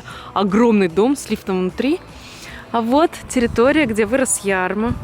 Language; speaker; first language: Russian; native; Russian